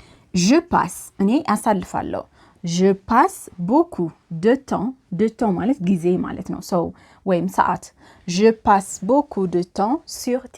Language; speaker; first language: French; non-native, fluent; Amharic